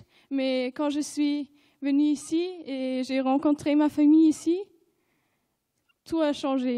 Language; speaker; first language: French; non-native, fluent; German